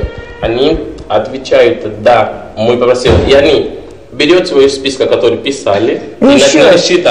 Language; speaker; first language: Russian; non-native, learner; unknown